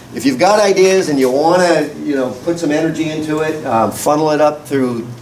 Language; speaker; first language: English; native; English